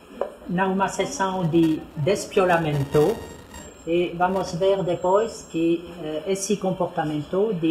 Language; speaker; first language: Portuguese; non-native, fluent; French